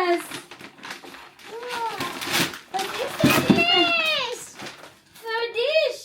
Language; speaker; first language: German; non-native, learner; Cebuano